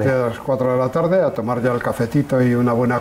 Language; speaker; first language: Spanish; native; Spanish